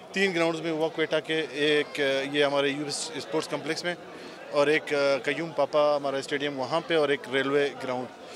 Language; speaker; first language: Urdu; non-native, local second language; Baluchi